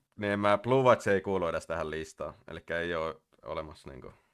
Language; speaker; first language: Finnish; native; Finnish